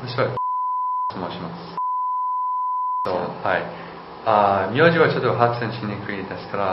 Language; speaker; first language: Japanese; non-native, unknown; English